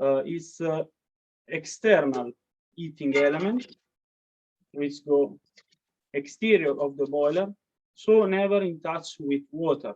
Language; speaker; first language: English; non-native, learner; Italian